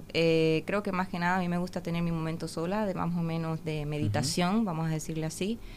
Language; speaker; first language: Spanish; native; Spanish